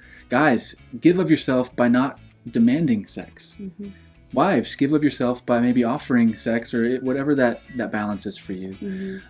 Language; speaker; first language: English; native; English